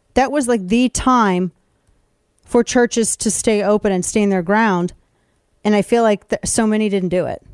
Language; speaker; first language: English; native; English